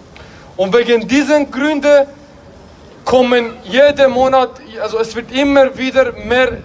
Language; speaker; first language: German; non-native, fluent; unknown